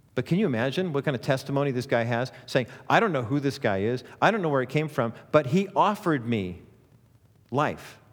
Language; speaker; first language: English; native; English